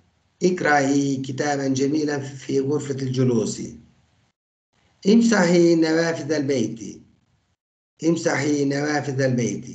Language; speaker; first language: Arabic; non-native, fluent; Turkish